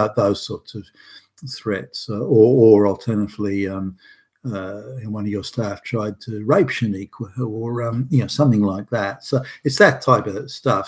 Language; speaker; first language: English; native; English